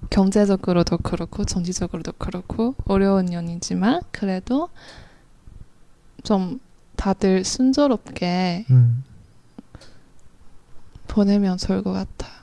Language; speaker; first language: Korean; non-native, fluent; Chinese